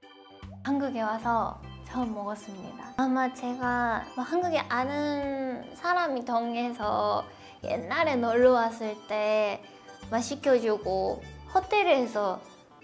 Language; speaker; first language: Korean; non-native, fluent; Japanese